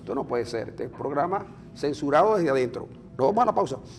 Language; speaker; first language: Spanish; native; Spanish